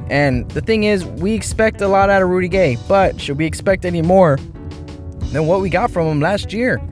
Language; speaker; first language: English; native; English